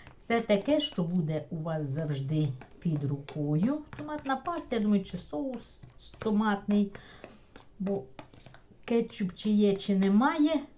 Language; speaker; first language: Ukrainian; non-native, local second language; Russian